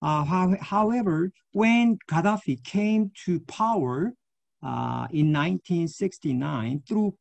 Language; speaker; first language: English; non-native, fluent; Korean